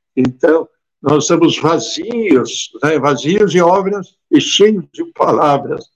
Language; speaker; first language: Portuguese; non-native, fluent; Italian